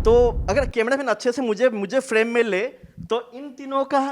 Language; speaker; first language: Hindi; non-native, local second language; Assamese